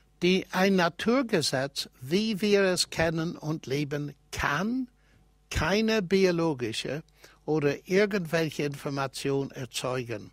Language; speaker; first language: German; non-native, fluent; English